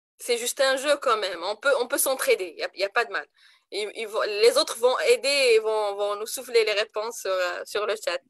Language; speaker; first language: French; non-native, local second language; Arabic